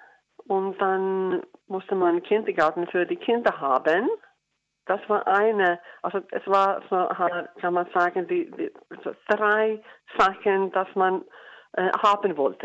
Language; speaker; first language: German; non-native, learner; Icelandic